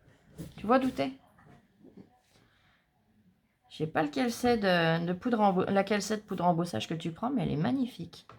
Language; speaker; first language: French; native; French